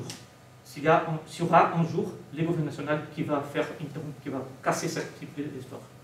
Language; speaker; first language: French; non-native, learner; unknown